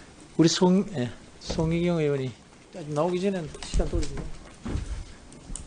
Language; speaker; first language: Korean; native; Korean